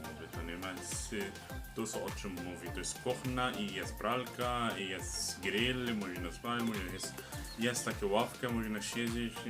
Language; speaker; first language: Polish; non-native, learner; Arabic